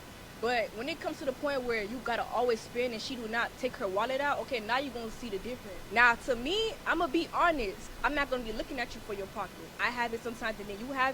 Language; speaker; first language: English; native; English